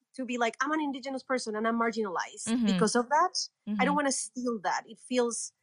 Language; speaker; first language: English; non-native, fluent; Spanish